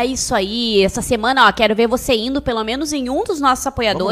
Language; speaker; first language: Portuguese; native; Portuguese